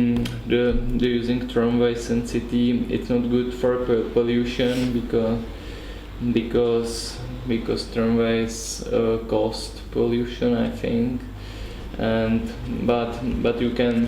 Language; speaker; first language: English; non-native, learner; Czech